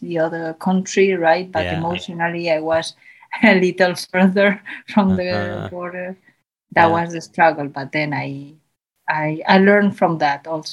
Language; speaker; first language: English; non-native, fluent; Spanish